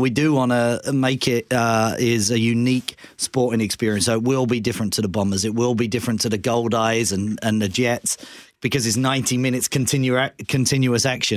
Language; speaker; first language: English; native; English